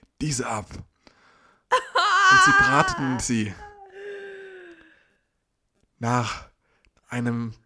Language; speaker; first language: German; native; German